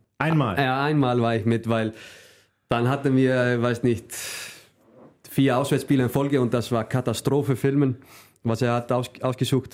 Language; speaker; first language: German; non-native, fluent; Icelandic